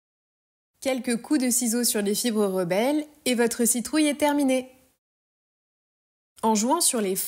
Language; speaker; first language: French; native; French